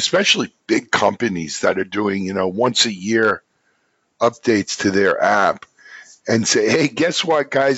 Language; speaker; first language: English; native; English